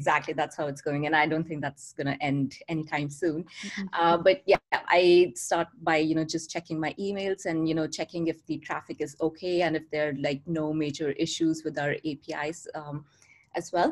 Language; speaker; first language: English; non-native, local second language; Hindi